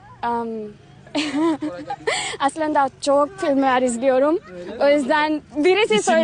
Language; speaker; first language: Turkish; non-native, learner; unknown